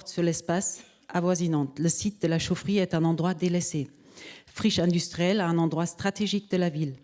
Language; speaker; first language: French; native; French